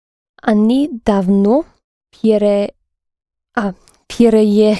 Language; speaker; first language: Russian; non-native, learner; English